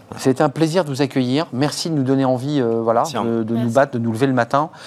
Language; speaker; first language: French; native; French